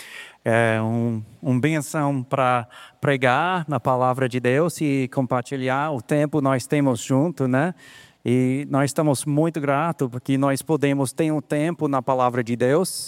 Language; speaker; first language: Portuguese; non-native, fluent; English